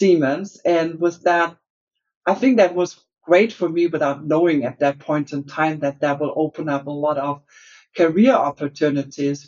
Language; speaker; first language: English; non-native, fluent; German